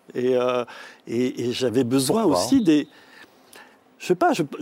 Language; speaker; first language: French; native; French